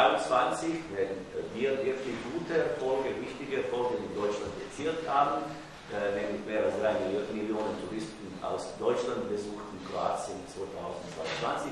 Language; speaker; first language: German; non-native, fluent; Croatian